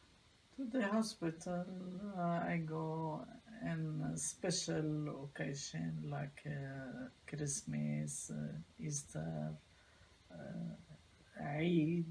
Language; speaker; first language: English; non-native, learner; Arabic